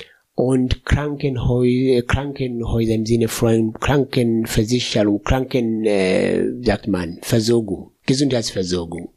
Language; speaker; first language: German; non-native, fluent; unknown